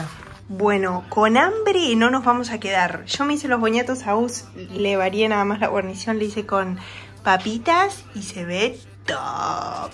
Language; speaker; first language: Spanish; native; Spanish